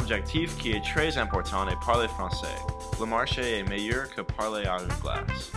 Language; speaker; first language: French; non-native, learner; English